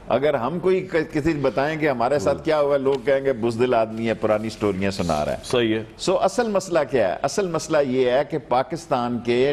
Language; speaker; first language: Urdu; native; Urdu